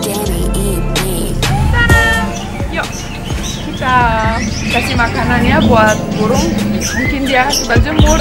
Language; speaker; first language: Indonesian; non-native, fluent; Romanian